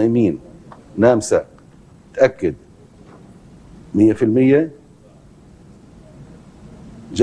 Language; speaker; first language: Arabic; native; Arabic